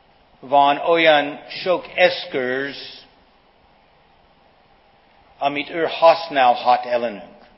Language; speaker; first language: Hungarian; non-native, fluent; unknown